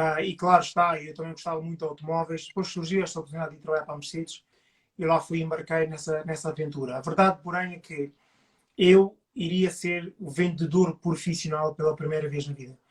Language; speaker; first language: Portuguese; early bilingual, other home language; Upper Guinea Crioulo